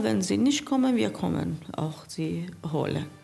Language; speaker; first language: German; non-native, learner; Persian